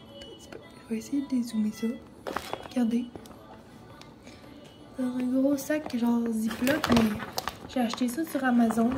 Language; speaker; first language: French; native; French